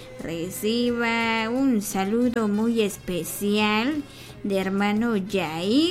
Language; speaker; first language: Spanish; non-native, local second language; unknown